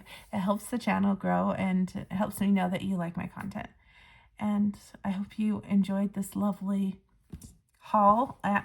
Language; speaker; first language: English; native; English